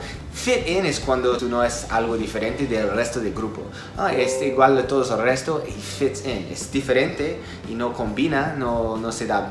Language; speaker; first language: Spanish; non-native, fluent; Portuguese